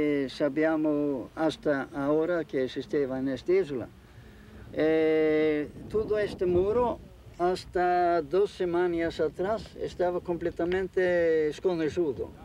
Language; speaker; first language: Spanish; non-native, fluent; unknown